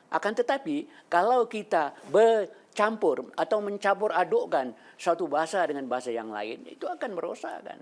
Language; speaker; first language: Malay; native; Malay